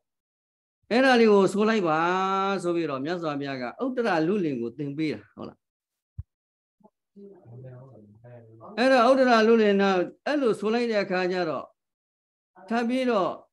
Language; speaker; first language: Burmese; native; Burmese